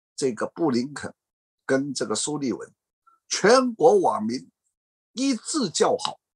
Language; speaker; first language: Chinese; non-native, fluent; Cantonese